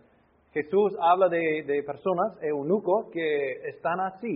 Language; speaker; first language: Spanish; non-native, fluent; English